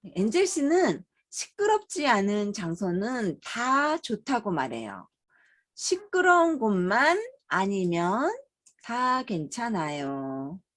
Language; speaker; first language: Korean; native; Korean